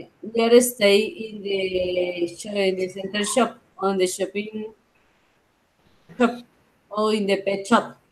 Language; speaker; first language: English; non-native, learner; Spanish